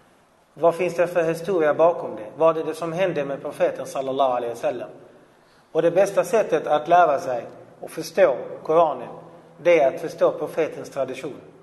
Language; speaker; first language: Swedish; non-native, fluent; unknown